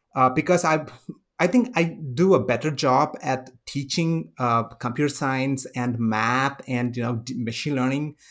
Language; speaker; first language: English; non-native, local second language; Malayalam